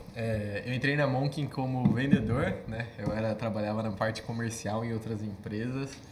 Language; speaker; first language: Portuguese; native; Portuguese